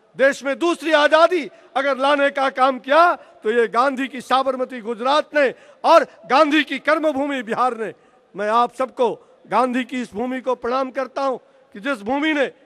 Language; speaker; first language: Hindi; native; Hindi